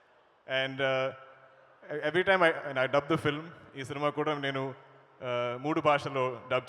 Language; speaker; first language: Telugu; non-native, learner; Malayalam